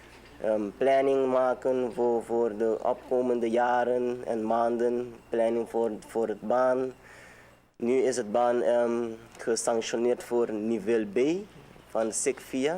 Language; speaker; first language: Dutch; non-native, local second language; Papiamento